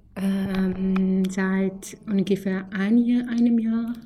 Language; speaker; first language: German; non-native, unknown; Arabic